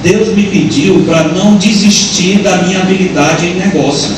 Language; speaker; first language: Portuguese; native; Portuguese